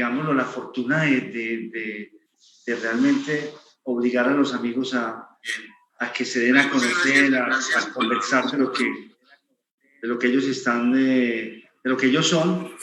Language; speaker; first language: Spanish; native; Spanish